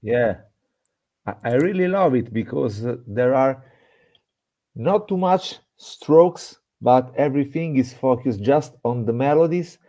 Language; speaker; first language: English; non-native, fluent; Italian